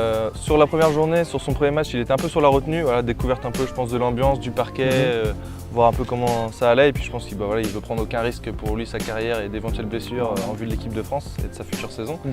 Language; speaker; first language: French; native; French